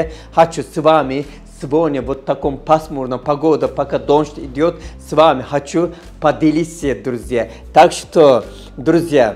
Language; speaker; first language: Russian; non-native, fluent; Turkish